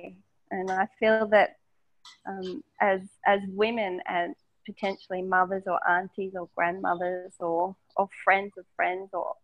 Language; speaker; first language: English; native; English